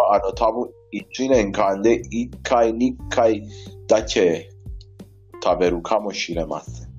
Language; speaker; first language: Japanese; non-native, learner; Persian